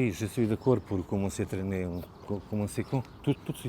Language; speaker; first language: French; non-native, learner; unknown